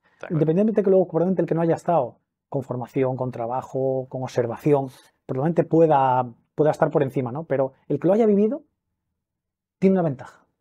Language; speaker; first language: Spanish; native; Spanish